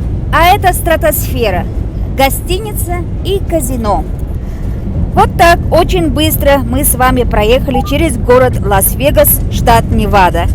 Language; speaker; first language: Russian; non-native, local second language; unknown